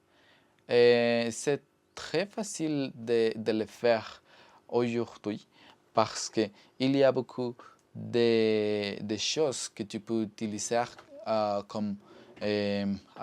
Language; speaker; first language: French; non-native, learner; Spanish